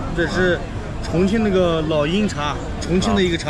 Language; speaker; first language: Chinese; native; Chinese